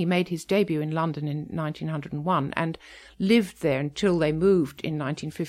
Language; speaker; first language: English; native; English